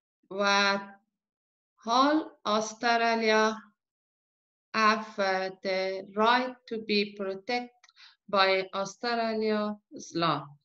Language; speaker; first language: English; non-native, learner; Persian